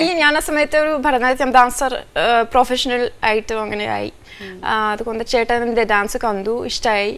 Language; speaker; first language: Malayalam; non-native, fluent; French